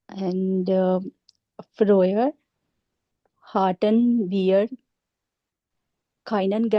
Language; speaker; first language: German; non-native, learner; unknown